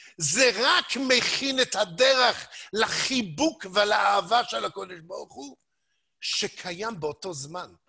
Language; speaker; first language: Hebrew; non-native, fluent; English